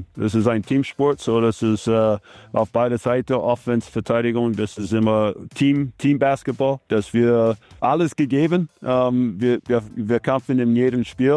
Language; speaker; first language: German; non-native, learner; English